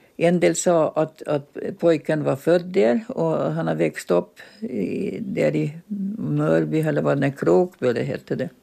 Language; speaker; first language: Swedish; native; Swedish